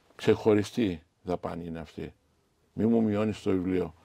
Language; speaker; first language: Greek; non-native, fluent; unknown